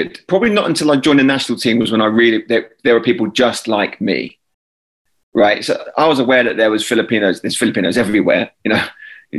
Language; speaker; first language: English; native; English